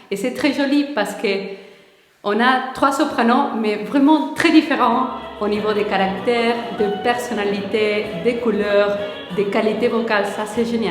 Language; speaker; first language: French; non-native, fluent; Spanish